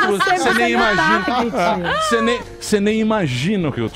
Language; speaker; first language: Portuguese; native; Portuguese